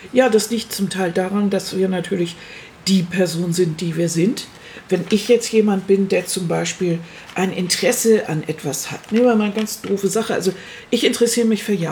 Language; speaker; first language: German; native; German